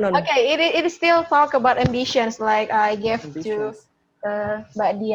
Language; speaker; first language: English; non-native, fluent; Indonesian